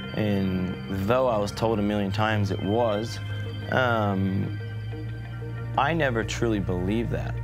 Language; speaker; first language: English; native; English